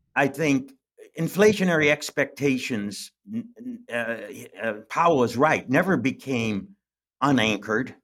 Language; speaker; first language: English; native; English